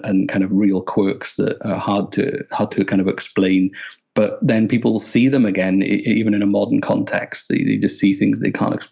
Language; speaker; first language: English; native; English